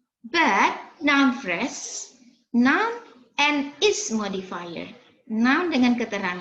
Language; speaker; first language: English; non-native, fluent; Indonesian